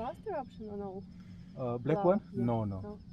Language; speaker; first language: English; non-native, learner; Indonesian